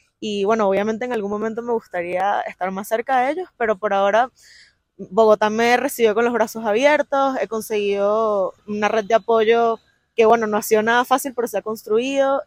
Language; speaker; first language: Spanish; native; Spanish